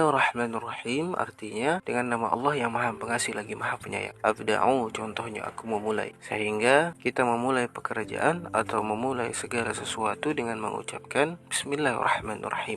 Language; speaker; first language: Malay; native; Malay